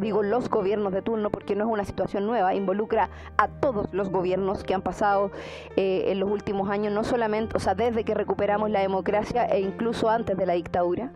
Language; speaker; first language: Spanish; native; Spanish